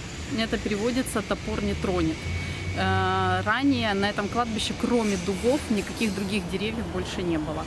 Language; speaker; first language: Russian; native; Russian